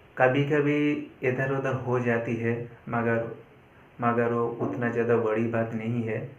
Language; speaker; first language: Hindi; non-native, local second language; Bangla